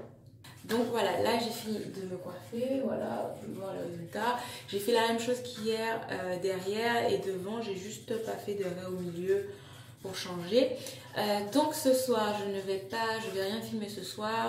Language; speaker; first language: French; native; French